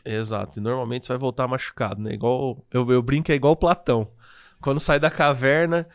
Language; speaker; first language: Portuguese; native; Portuguese